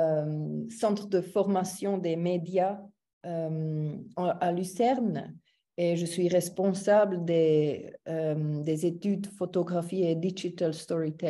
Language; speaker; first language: French; non-native, local second language; German